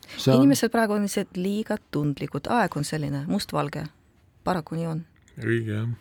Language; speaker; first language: Estonian; non-native, local second language; Russian